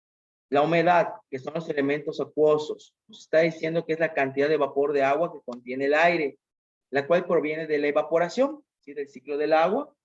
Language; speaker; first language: Spanish; native; Spanish